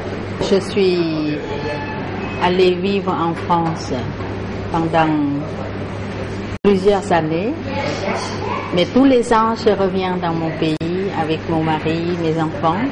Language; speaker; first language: French; non-native, fluent; Lao